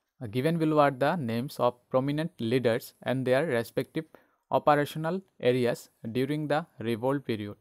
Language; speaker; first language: English; non-native, local second language; Bangla